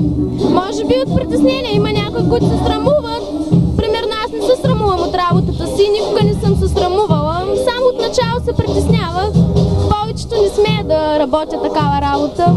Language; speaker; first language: Bulgarian; non-native, learner; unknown